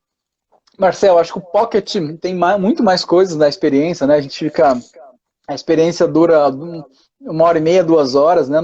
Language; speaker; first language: Portuguese; native; Portuguese